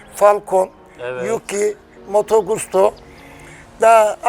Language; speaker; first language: Turkish; native; Turkish